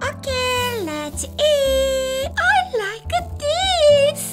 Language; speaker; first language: English; non-native, learner; Korean